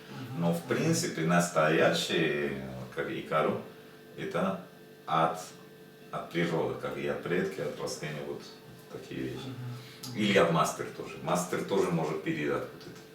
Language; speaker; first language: Russian; non-native, learner; Spanish